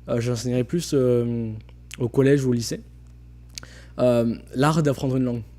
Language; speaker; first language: French; native; French